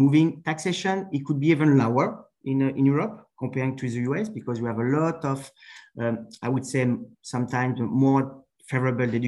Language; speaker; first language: English; non-native, fluent; French